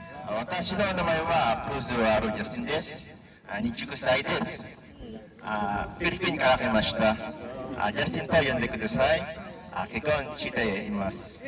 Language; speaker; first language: Japanese; non-native, learner; Filipino